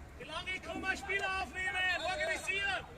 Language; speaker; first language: German; native; German